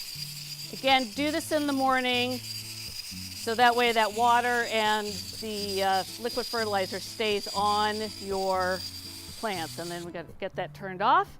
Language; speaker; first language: English; native; English